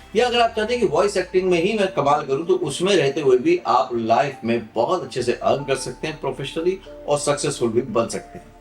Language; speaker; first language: Hindi; native; Hindi